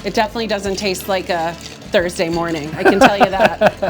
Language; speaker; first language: English; native; English